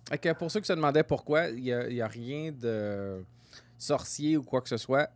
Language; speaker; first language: French; native; French